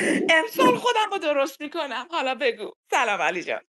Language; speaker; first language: Persian; early bilingual, heritage; Persian